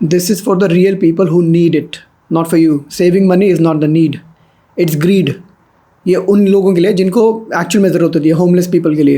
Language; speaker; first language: Hindi; native; Hindi